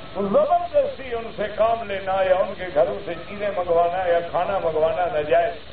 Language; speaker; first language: Urdu; early bilingual, heritage; Urdu